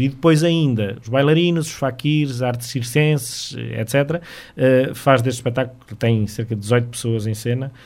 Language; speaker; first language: Portuguese; native; Portuguese